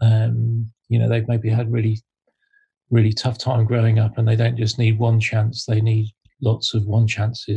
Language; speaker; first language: English; native; English